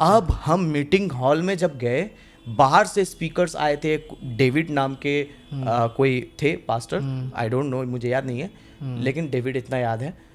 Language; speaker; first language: Hindi; non-native, local second language; Bangla